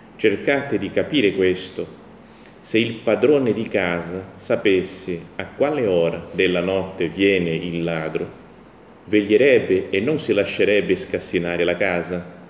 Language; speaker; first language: Italian; non-native, fluent; Portuguese